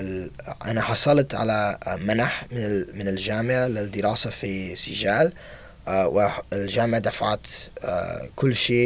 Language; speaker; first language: Arabic; non-native, learner; English